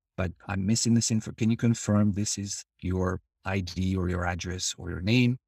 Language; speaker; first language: English; non-native, fluent; Albanian